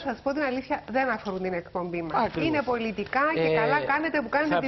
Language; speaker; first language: Greek; native; Greek